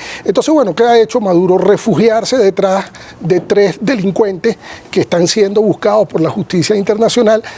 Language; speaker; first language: Spanish; native; Spanish